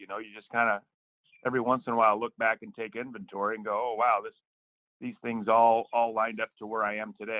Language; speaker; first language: English; native; English